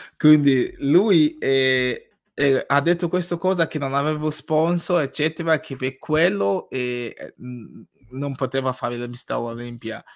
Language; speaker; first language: Italian; non-native, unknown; English